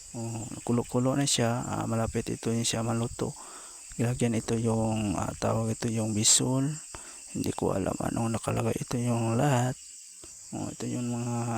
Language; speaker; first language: Filipino; non-native, local second language; Cebuano